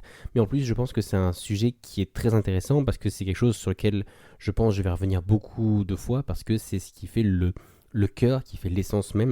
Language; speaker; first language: French; native; French